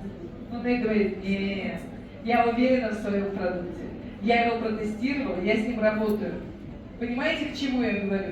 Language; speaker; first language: Russian; native; Russian